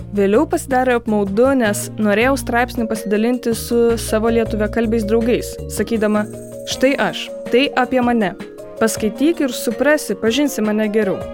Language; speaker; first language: Lithuanian; non-native, local second language; Polish